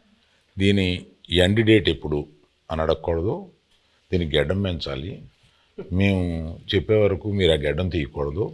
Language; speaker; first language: Telugu; native; Telugu